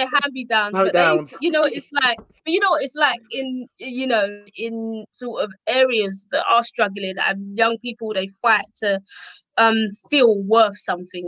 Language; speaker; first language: English; native; English